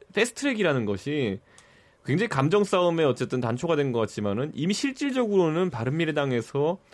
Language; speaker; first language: Korean; native; Korean